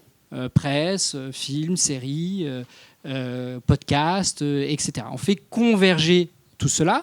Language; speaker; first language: French; native; French